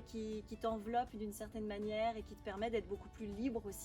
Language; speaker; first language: French; native; French